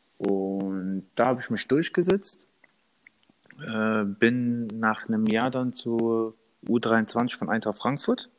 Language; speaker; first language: German; early bilingual, other home language; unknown